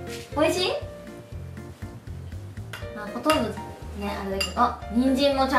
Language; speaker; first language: Japanese; native; Japanese